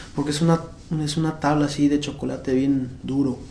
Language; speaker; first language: Spanish; early bilingual, heritage; Spanish